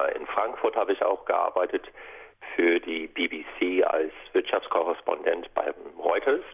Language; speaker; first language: German; non-native, fluent; English